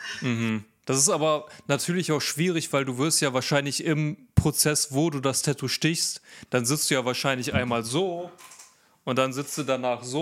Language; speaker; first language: German; native; German